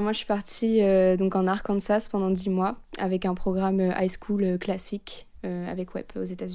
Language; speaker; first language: French; native; French